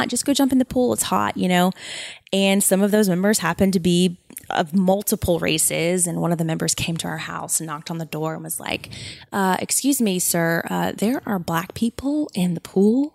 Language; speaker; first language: English; native; English